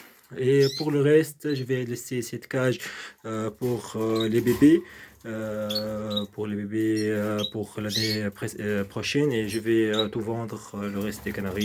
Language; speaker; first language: French; non-native, local second language; Arabic